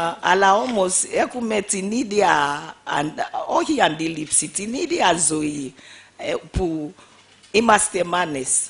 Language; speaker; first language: Greek; non-native, fluent; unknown